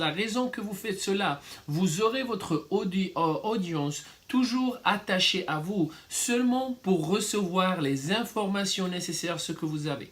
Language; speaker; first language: French; non-native, fluent; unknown